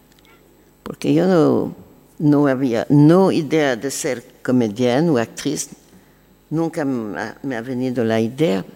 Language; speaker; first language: Spanish; non-native, learner; French